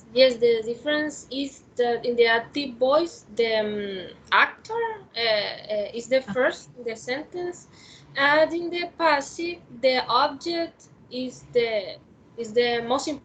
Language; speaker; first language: English; non-native, learner; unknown